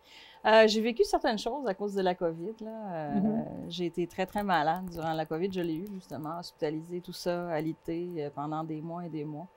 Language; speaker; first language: French; non-native, fluent; Portuguese